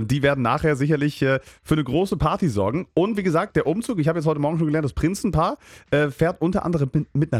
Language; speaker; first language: German; native; German